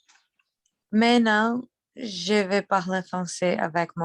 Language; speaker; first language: French; non-native, learner; Portuguese